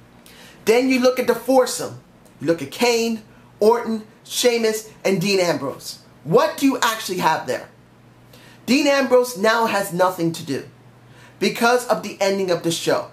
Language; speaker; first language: English; native; English